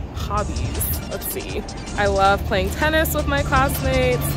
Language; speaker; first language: English; native; English